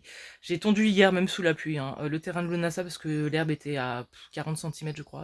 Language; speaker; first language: French; native; French